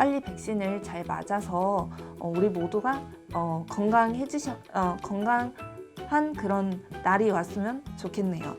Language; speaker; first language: Korean; non-native, fluent; Mongolian